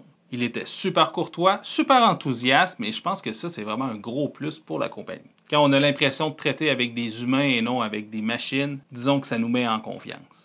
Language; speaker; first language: French; native; French